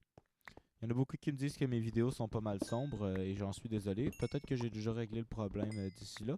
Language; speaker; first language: French; native; French